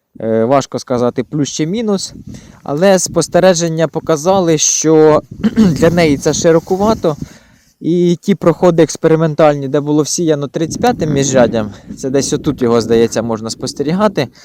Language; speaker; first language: Ukrainian; native; Ukrainian